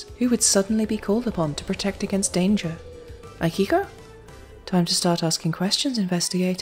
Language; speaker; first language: English; native; English